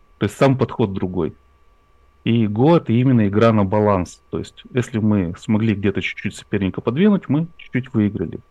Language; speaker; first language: Russian; native; Russian